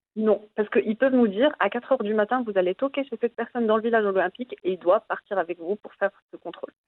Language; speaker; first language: French; non-native, local second language; Arabic